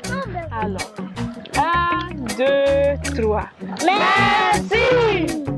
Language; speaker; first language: French; non-native, fluent; German